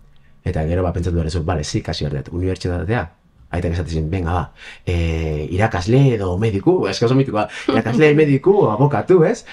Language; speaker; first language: Basque; early bilingual, other home language; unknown